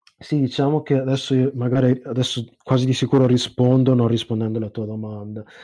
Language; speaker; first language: Italian; early bilingual, other home language; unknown